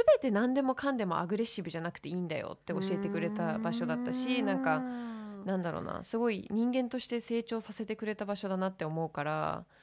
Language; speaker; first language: Japanese; early bilingual, heritage; English